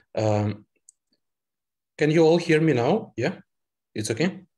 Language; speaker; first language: English; non-native, fluent; Ukrainian